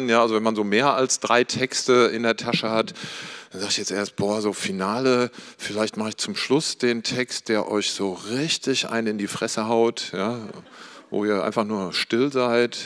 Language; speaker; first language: German; native; German